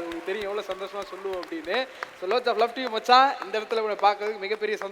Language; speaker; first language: Tamil; native; Tamil